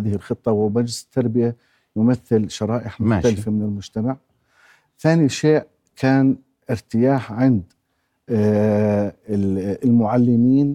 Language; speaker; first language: Arabic; native; Arabic